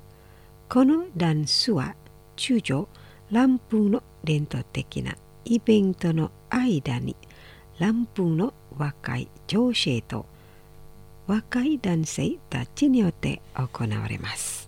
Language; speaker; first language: Japanese; non-native, fluent; Indonesian